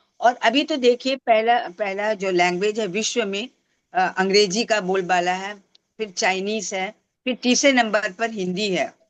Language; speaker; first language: Hindi; non-native, local second language; Tamil